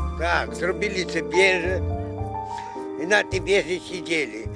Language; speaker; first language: Polish; non-native, local second language; Ukrainian